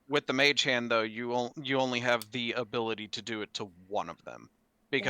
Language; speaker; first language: English; native; English